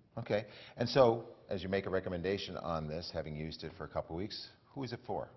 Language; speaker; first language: English; native; English